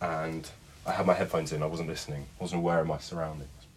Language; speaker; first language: English; native; English